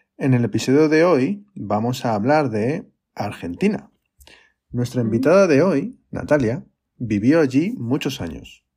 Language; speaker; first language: Spanish; native; Spanish